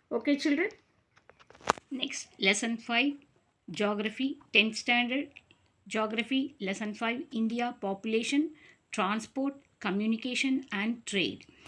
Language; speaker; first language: English; non-native, local second language; Tamil